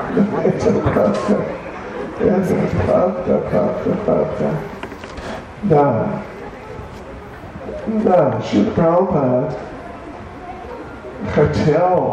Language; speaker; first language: Russian; non-native, learner; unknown